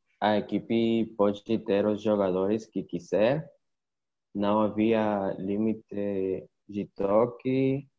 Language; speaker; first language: Portuguese; non-native, learner; Spanish